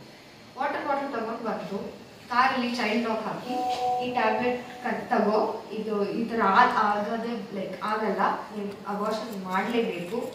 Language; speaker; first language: Kannada; non-native, local second language; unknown